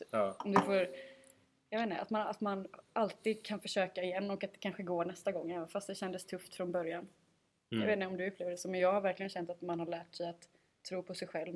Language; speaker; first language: Swedish; native; Swedish